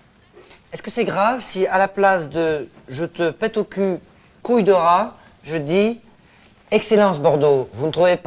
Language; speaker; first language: French; native; French